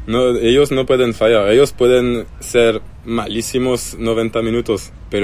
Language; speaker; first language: Spanish; non-native, learner; French